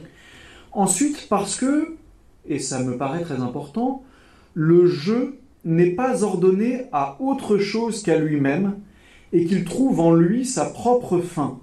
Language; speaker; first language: French; native; French